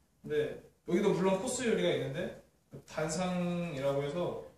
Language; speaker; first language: Korean; native; Korean